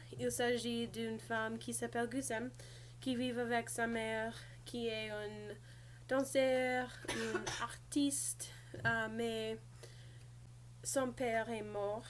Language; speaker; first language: French; non-native, learner; English